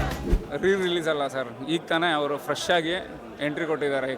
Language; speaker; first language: Kannada; native; Kannada